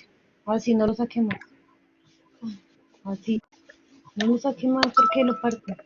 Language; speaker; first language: Spanish; native; Spanish